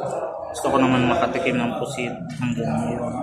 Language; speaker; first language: Filipino; native; Filipino